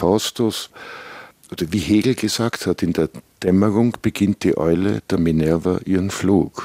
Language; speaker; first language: German; native; German